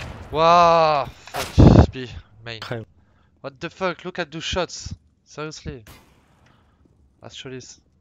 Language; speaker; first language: English; non-native, fluent; French